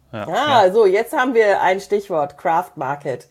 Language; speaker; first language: German; native; German